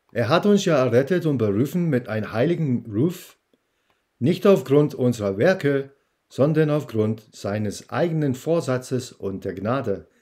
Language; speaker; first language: German; non-native, fluent; English